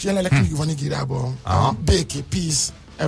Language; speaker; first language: Hungarian; non-native, learner; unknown